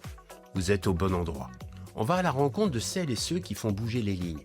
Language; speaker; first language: French; native; French